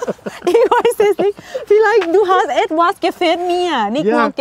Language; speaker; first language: German; non-native, learner; Thai